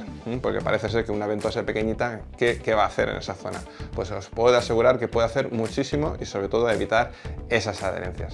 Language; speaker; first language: Spanish; native; Spanish